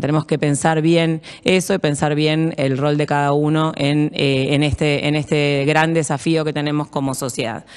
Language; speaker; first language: Spanish; native; Spanish